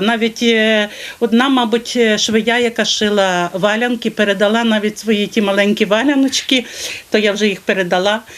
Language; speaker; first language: Ukrainian; native; Ukrainian